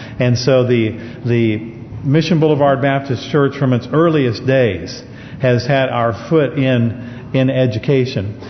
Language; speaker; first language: English; native; English